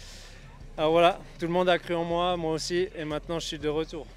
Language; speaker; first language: French; native; French